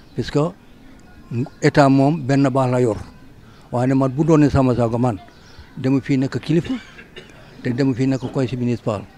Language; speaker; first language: Wolof; native; Wolof